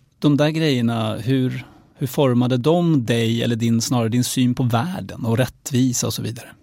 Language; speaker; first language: Swedish; native; Swedish